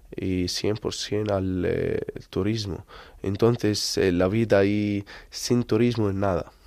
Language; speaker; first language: Spanish; non-native, learner; Arabic